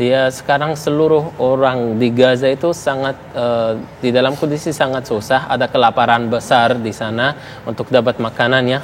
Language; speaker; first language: Indonesian; non-native, fluent; Arabic